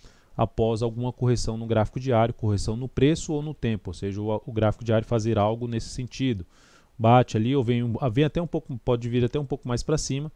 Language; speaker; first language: Portuguese; native; Portuguese